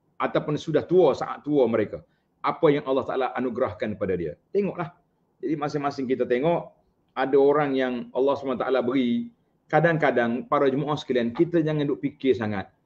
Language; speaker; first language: Malay; native; Malay